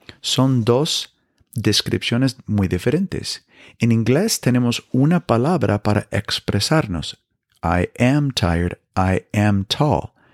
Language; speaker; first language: Spanish; non-native, fluent; English